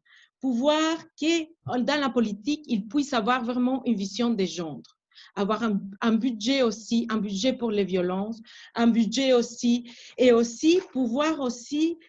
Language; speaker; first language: French; non-native, fluent; Spanish